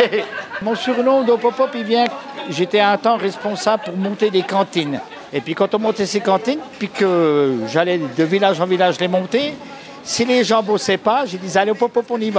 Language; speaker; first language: French; native; French